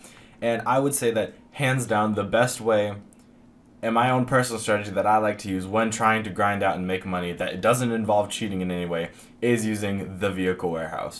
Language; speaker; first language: English; native; English